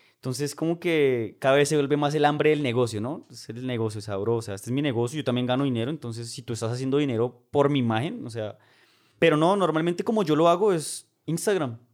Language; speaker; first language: Spanish; native; Spanish